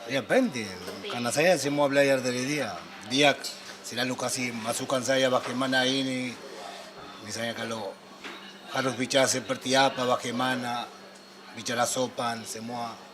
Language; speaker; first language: Indonesian; non-native, fluent; Spanish